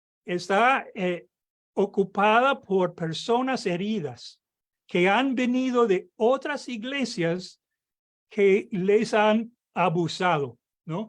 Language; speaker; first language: Spanish; non-native, fluent; English